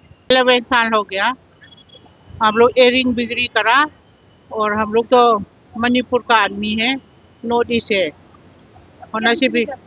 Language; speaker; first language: Hindi; non-native, local second language; Manipuri